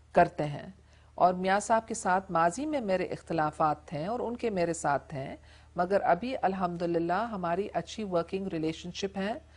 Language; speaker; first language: Urdu; non-native, local second language; English